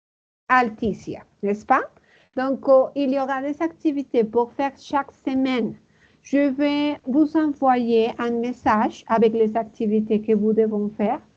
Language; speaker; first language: French; non-native, fluent; Spanish